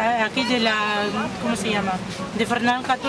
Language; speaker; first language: Spanish; non-native, fluent; Arabic